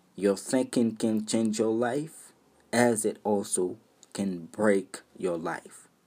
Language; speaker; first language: English; non-native, fluent; Haitian Creole